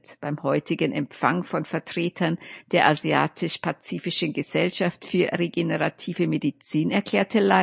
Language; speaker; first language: German; native; German